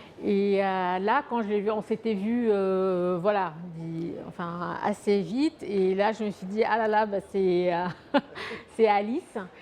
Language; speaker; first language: French; non-native, fluent; Arabic